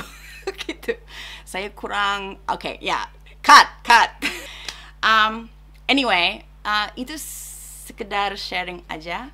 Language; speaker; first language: Indonesian; non-native, fluent; English